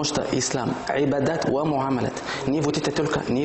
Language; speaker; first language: Russian; non-native, learner; Arabic